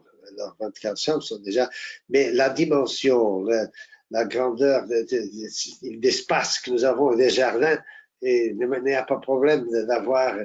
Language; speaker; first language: French; non-native, fluent; Portuguese